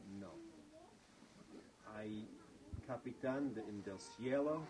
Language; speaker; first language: Spanish; non-native, fluent; English